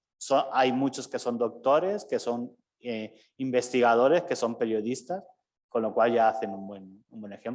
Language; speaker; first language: Spanish; native; Spanish